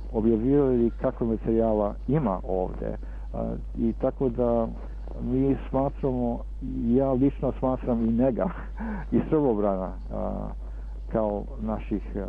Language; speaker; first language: Serbian; early bilingual, heritage; Serbian